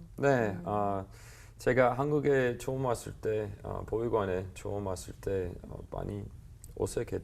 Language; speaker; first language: Korean; non-native, learner; English